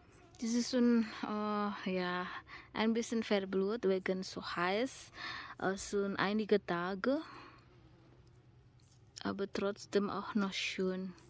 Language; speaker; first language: German; non-native, learner; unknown